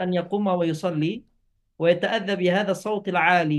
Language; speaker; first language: Arabic; non-native, fluent; Indonesian